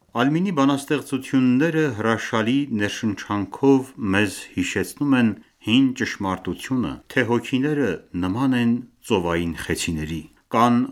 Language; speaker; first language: Armenian; early bilingual, heritage; Armenian